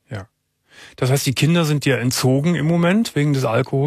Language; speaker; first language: German; native; German